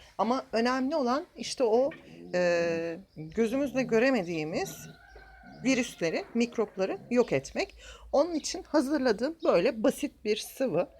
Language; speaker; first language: Turkish; native; Turkish